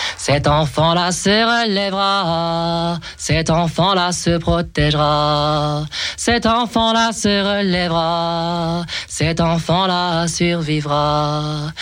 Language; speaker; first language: French; native; French